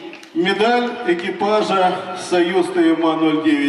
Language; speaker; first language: Russian; native; Russian